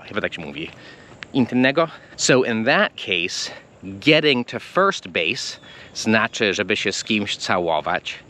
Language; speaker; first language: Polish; non-native, fluent; English